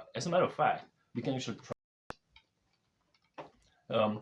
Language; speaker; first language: English; non-native, fluent; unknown